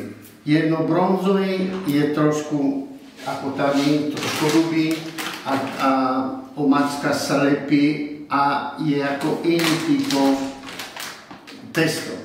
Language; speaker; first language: Czech; non-native, learner; Italian